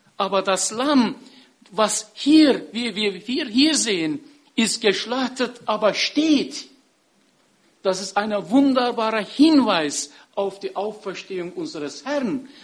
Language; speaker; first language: German; non-native, fluent; Turkish